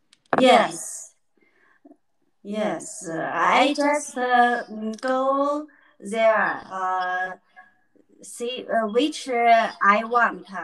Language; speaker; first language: English; non-native, learner; Chinese